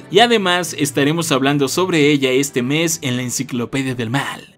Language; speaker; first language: Spanish; native; Spanish